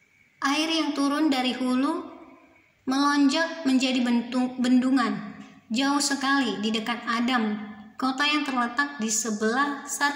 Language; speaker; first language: Indonesian; native; Indonesian